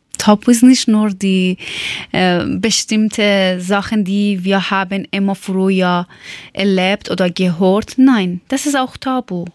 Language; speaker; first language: German; non-native, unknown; Persian